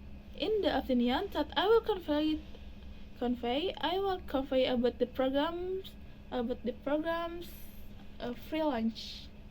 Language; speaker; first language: English; non-native, learner; Indonesian